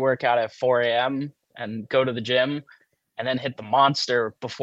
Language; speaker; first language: English; native; English